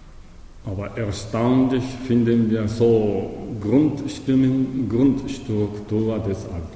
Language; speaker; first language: German; non-native, learner; Japanese